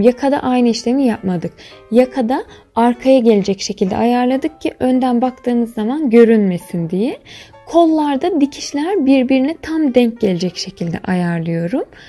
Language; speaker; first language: Turkish; native; Turkish